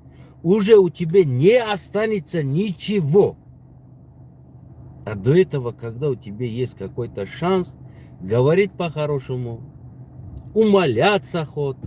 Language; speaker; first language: Russian; non-native, local second language; Tajik